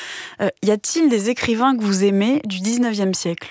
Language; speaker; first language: French; native; French